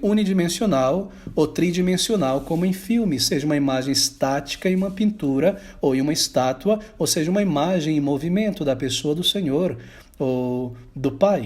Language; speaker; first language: Portuguese; native; Portuguese